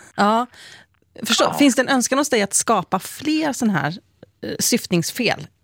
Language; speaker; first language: Swedish; native; Swedish